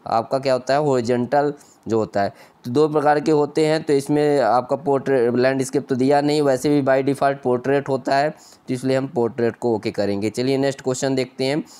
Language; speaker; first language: Hindi; native; Hindi